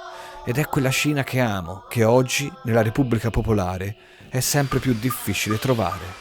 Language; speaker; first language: Italian; native; Italian